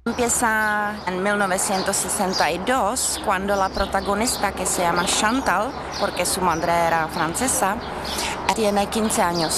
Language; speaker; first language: Spanish; non-native, fluent; Czech